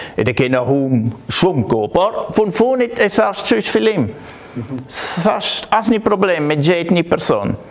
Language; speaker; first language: Albanian; non-native, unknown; German